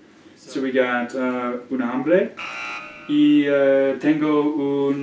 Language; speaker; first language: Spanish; non-native, learner; English